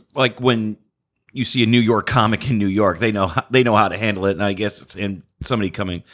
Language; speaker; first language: English; native; English